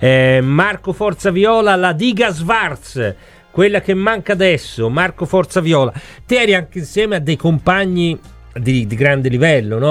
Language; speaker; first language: Italian; native; Italian